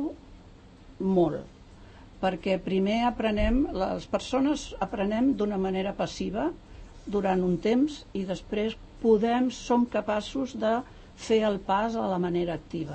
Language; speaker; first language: Catalan; native; Catalan